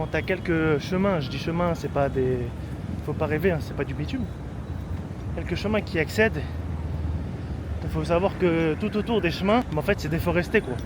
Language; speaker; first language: French; native; French